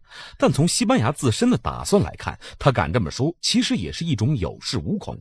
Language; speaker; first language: Chinese; native; Chinese